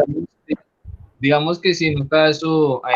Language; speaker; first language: Spanish; native; Spanish